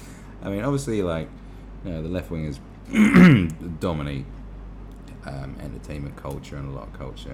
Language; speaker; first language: English; native; English